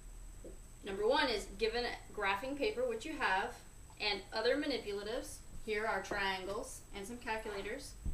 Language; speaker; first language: English; native; English